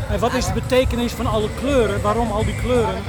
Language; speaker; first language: Dutch; native; Dutch